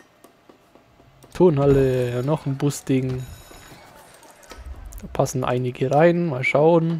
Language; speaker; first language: German; native; German